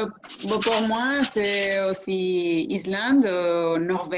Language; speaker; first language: French; non-native, fluent; Spanish